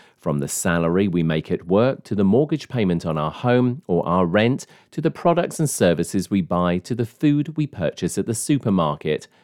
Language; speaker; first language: English; native; English